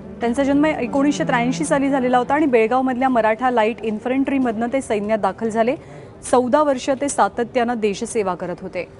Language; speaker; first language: Marathi; native; Marathi